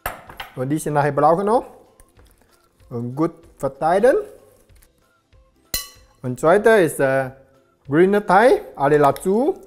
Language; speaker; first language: German; non-native, learner; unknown